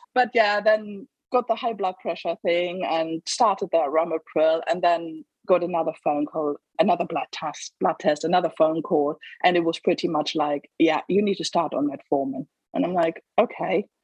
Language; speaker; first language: English; non-native, fluent; German